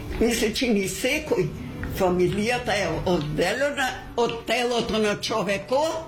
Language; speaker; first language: Macedonian; native; Macedonian